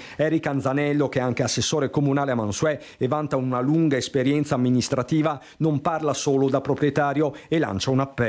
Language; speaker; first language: Italian; native; Italian